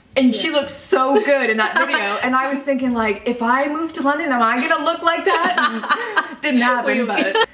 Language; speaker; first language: English; native; English